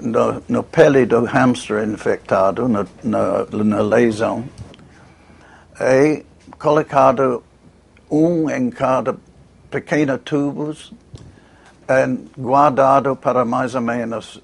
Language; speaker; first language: Portuguese; non-native, fluent; English